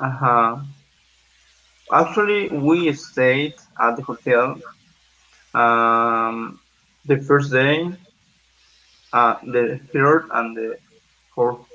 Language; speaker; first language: English; non-native, learner; Spanish